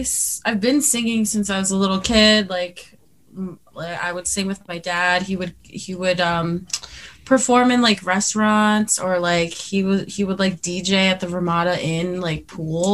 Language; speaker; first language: English; native; English